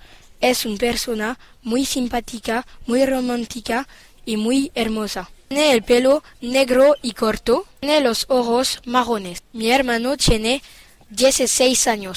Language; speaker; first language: Spanish; non-native, learner; French